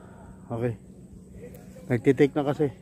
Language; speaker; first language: Filipino; native; Filipino